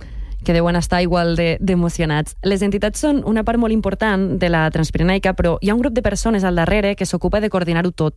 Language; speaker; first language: Catalan; native; Catalan